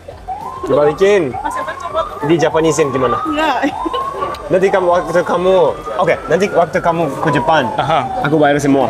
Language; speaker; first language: Indonesian; non-native, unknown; Japanese